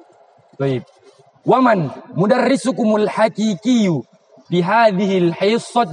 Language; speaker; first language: Arabic; non-native, learner; Indonesian